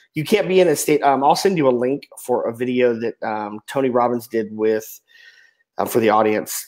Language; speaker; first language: English; native; English